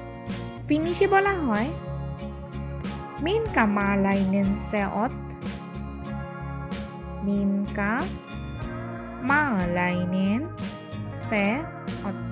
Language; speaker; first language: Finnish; non-native, learner; Bangla